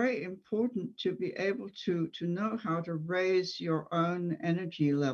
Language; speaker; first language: English; native; English